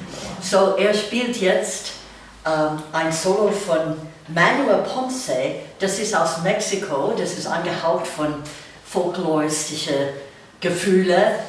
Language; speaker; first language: German; non-native, fluent; English